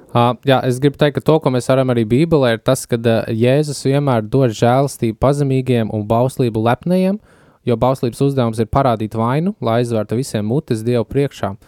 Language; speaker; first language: Latvian; native; Latvian